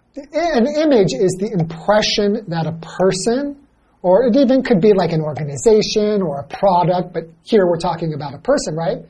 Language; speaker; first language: English; native; English